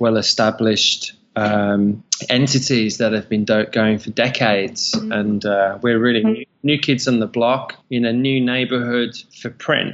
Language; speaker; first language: English; native; English